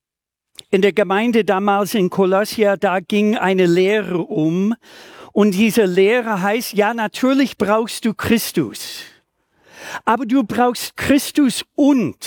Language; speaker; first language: German; native; German